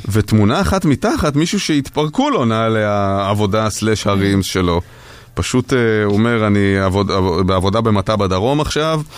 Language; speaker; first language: Hebrew; native; Hebrew